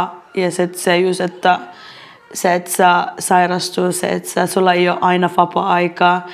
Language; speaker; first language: Finnish; non-native, fluent; Arabic